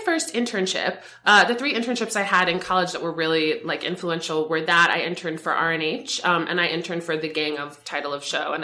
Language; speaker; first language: English; native; English